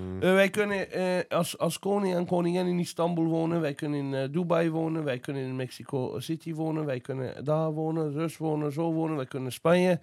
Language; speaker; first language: Dutch; non-native, fluent; Azerbaijani